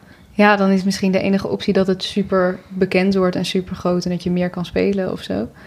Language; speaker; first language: Dutch; native; Dutch